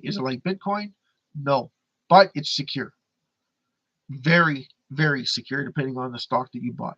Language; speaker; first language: English; native; English